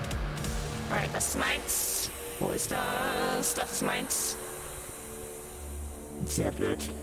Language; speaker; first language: German; non-native, learner; English